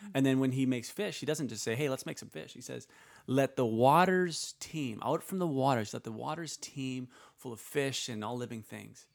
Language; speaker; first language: English; early bilingual, other home language; Icelandic